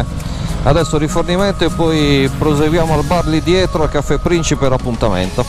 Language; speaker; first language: Italian; native; Italian